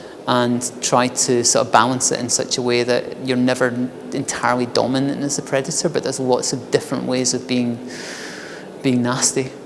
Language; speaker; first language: English; native; English